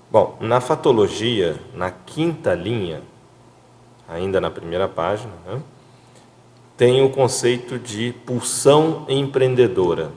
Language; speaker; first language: Portuguese; native; Portuguese